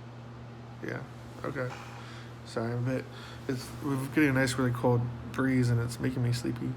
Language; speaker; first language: English; native; English